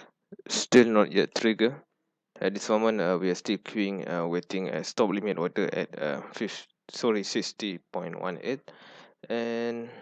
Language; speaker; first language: English; non-native, fluent; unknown